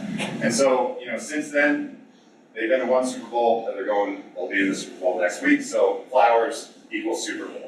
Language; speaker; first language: English; native; English